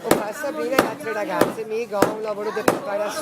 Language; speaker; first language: Italian; native; Italian